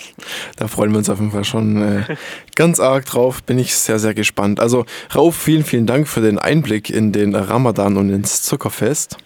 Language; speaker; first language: German; native; German